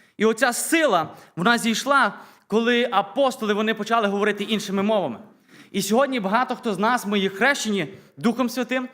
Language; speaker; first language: Ukrainian; native; Ukrainian